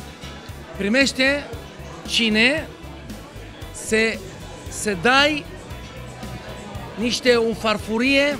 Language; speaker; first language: Romanian; non-native, learner; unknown